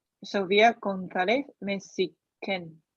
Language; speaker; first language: French; non-native, learner; Chinese